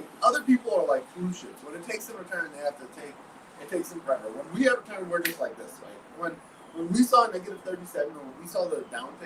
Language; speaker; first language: English; native; English